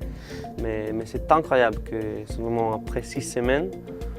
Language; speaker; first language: French; non-native, learner; Spanish